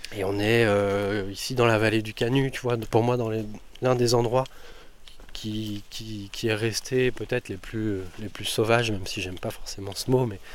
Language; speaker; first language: French; native; French